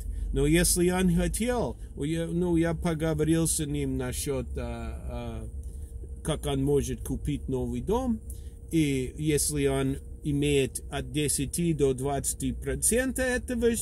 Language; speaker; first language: Russian; non-native, learner; English